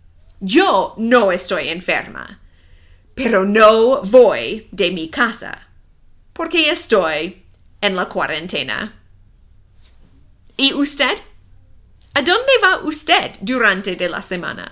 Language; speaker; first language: Spanish; non-native, fluent; English